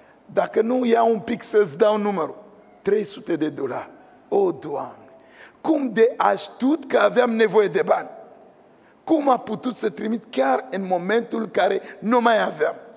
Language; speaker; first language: Romanian; non-native, fluent; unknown